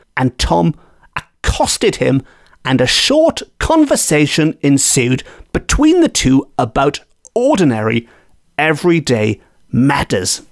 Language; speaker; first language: English; native; English